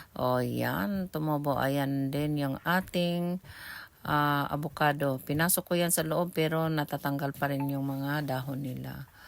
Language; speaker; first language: Filipino; non-native, local second language; Cebuano